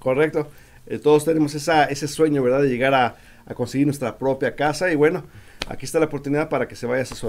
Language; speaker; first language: Spanish; native; Spanish